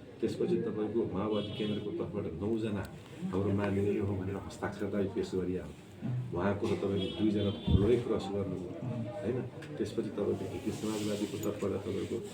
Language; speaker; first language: Nepali; non-native, local second language; Maithili